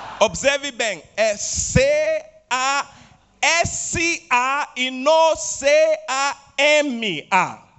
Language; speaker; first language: Portuguese; non-native, learner; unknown